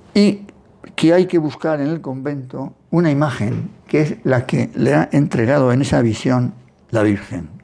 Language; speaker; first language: Spanish; native; Spanish